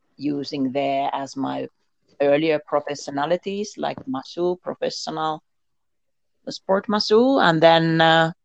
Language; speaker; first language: English; non-native, learner; Finnish